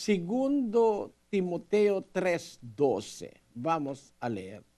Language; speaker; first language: Spanish; non-native, learner; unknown